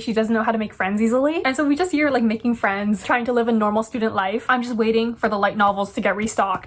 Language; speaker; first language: English; native; English